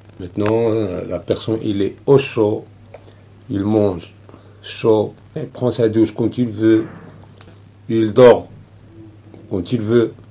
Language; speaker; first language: French; non-native, local second language; Arabic